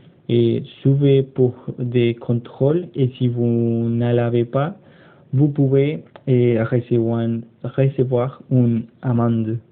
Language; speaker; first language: French; non-native, learner; Spanish